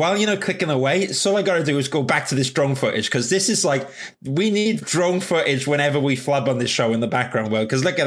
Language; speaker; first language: English; native; English